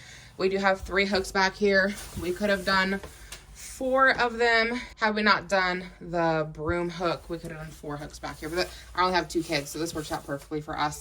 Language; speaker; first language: English; native; English